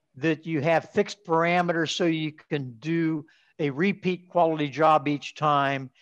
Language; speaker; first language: English; native; English